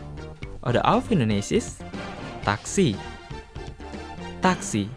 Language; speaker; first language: German; non-native, fluent; Indonesian